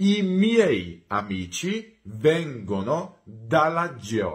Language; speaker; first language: Italian; non-native, fluent; Georgian